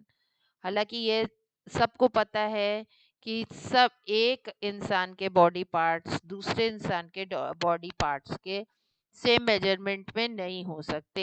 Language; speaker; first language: Hindi; native; Hindi